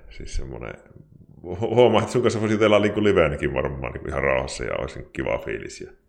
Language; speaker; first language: Finnish; native; Finnish